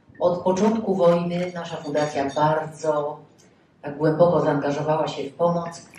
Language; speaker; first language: Polish; native; Polish